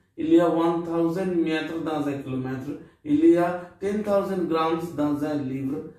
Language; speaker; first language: French; non-native, learner; Bangla